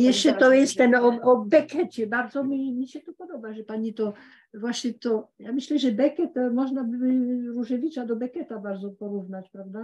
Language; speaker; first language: Polish; early bilingual, heritage; Polish